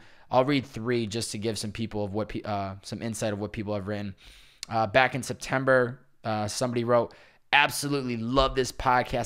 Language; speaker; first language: English; native; English